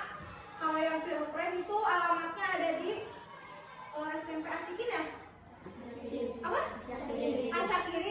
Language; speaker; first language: Indonesian; native; Indonesian